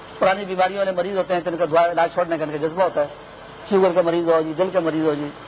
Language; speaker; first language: Urdu; non-native, local second language; Pashto